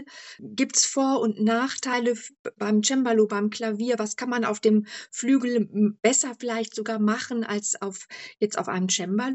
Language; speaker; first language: German; native; German